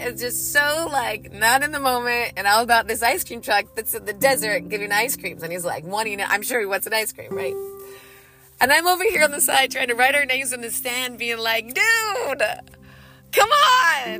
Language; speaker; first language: English; native; English